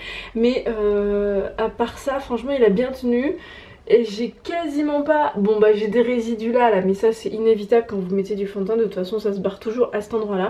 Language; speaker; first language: French; native; French